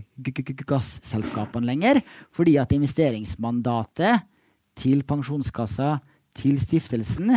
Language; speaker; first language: Norwegian; native; Norwegian